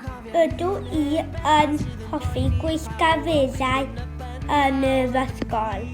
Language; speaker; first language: Welsh; non-native, local second language; English